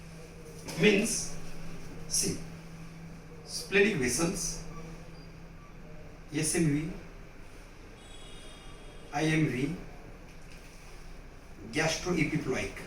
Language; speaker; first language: English; non-native, local second language; Marathi